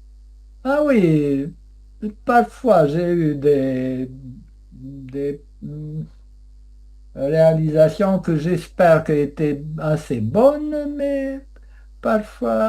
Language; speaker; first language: French; non-native, fluent; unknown